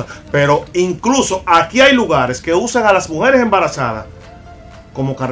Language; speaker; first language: Spanish; native; Spanish